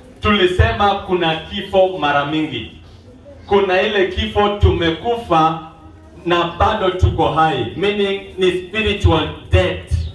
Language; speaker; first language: Swahili; non-native, local second language; Luo (Kenya and Tanzania)